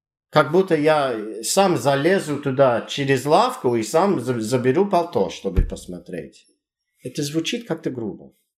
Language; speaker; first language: Russian; non-native, fluent; English